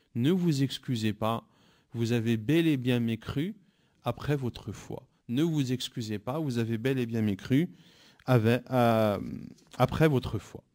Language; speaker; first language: French; native; French